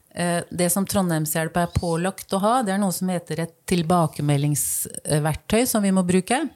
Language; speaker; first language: Norwegian; native; Norwegian